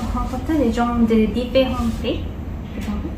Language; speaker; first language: French; non-native, learner; Korean